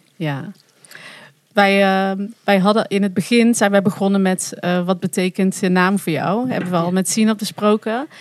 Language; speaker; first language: Dutch; native; Dutch